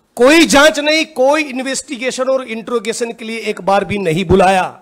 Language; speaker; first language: Hindi; non-native, local second language; Gujarati